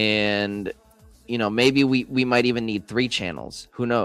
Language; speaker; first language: English; native; English